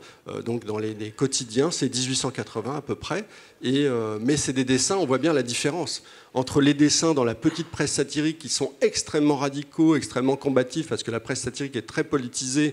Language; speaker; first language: French; native; French